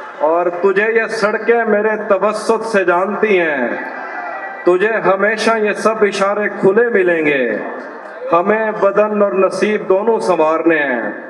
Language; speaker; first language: Urdu; non-native, local second language; Saraiki